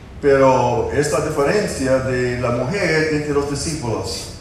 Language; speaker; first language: Spanish; non-native, fluent; English